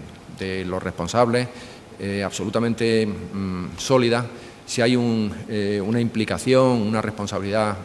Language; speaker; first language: Spanish; native; Spanish